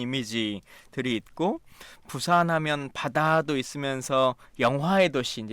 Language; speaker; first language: Korean; native; Korean